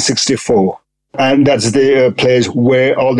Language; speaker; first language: English; non-native, local second language; Sherpa